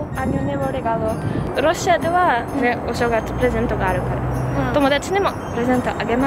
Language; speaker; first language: Japanese; non-native, learner; Russian